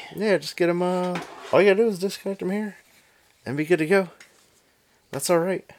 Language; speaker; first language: English; native; English